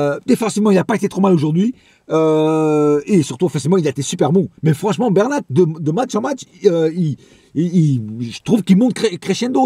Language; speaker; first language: French; native; French